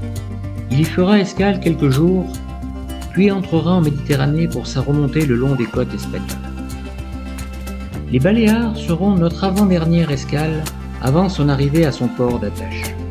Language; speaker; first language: French; native; French